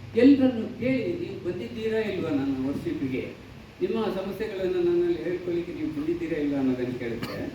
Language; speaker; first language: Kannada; non-native, local second language; Tulu